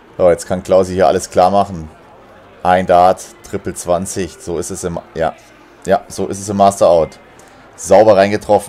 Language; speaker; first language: German; native; German